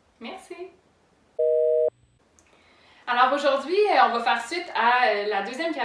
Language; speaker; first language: French; native; French